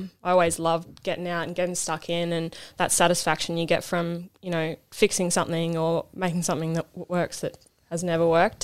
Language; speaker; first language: English; native; English